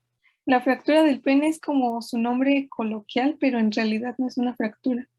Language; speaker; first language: Spanish; native; Spanish